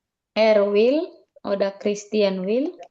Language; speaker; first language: German; non-native, learner; Indonesian